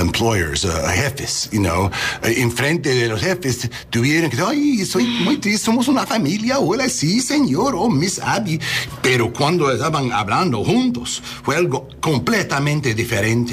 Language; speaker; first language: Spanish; non-native, learner; English